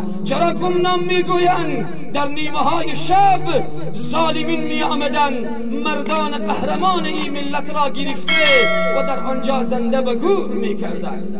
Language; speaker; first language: Persian; native; Persian